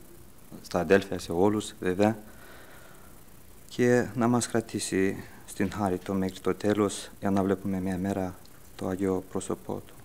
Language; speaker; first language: Greek; early bilingual, heritage; Greek